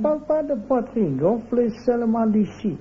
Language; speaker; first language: French; non-native, learner; Vietnamese